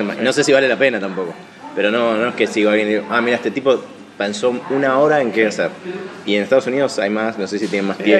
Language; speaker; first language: Spanish; native; Spanish